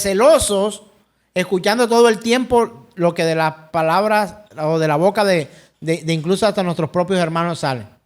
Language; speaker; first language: Spanish; native; Spanish